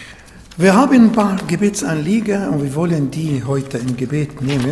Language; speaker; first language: German; non-native, fluent; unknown